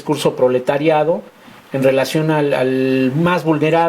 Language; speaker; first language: Spanish; native; Spanish